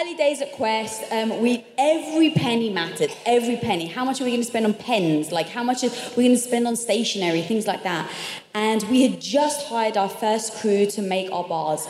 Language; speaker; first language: English; native; English